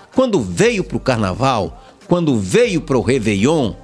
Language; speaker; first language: Portuguese; native; Portuguese